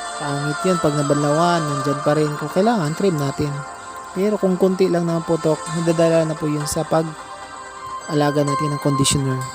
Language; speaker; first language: Filipino; non-native, local second language; Cebuano